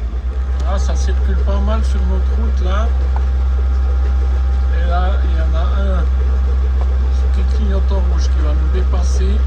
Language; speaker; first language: French; native; French